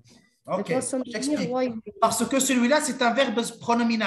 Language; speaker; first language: French; non-native, local second language; Arabic